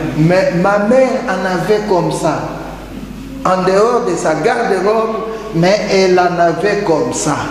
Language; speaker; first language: French; non-native, local second language; Lingala